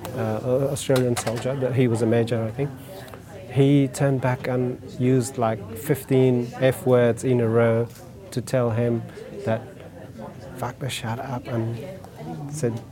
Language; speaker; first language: English; non-native, fluent; Persian